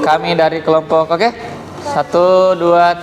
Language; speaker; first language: Indonesian; native; Indonesian